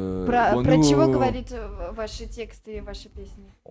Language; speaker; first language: Russian; non-native, learner; French